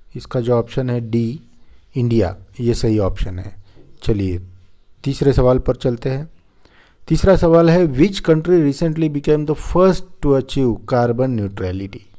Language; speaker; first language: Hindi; non-native, local second language; Marathi